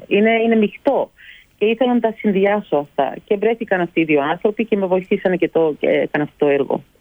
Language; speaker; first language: Greek; early bilingual, heritage; Greek